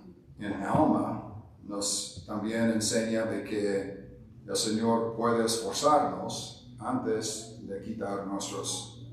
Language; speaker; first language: Spanish; non-native, fluent; English